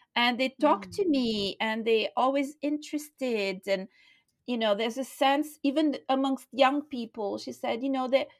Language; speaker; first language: English; non-native, fluent; French